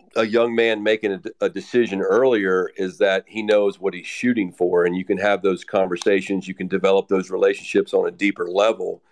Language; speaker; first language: English; native; English